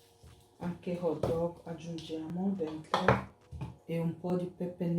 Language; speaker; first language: Italian; non-native, learner; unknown